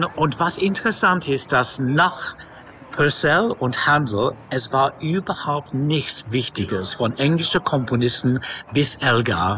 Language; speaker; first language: German; non-native, fluent; English